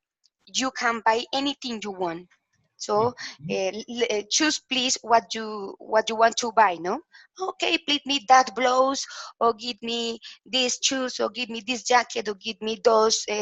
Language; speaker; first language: English; non-native, learner; Spanish